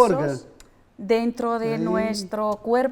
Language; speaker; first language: Spanish; non-native, learner; Russian